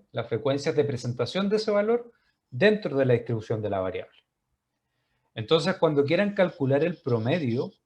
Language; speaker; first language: Spanish; native; Spanish